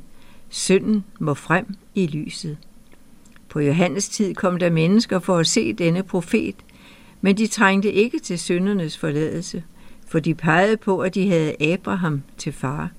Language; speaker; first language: Danish; native; Danish